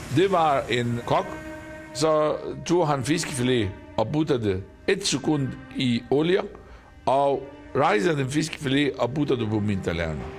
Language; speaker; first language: Danish; non-native, fluent; Arabic